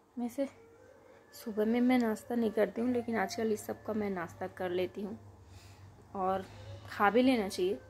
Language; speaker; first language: Hindi; native; Hindi